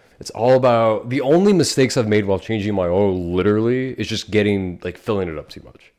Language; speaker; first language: English; native; English